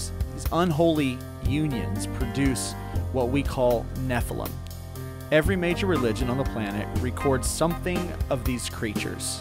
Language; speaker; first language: English; native; English